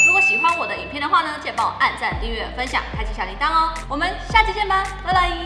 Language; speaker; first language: Chinese; native; Chinese